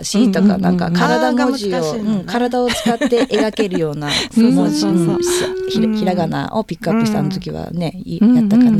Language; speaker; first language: Japanese; native; Japanese